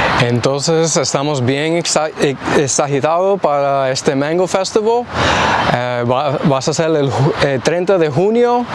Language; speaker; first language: Spanish; early bilingual, heritage; English